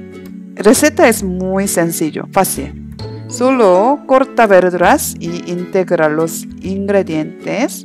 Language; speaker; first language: Spanish; non-native, learner; Korean